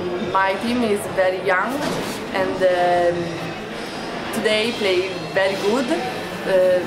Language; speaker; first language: English; non-native, learner; Italian